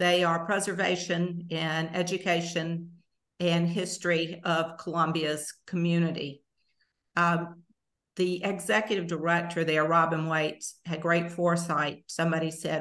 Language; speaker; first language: English; native; English